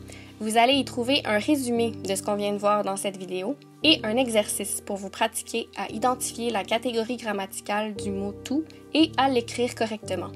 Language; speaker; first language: French; native; French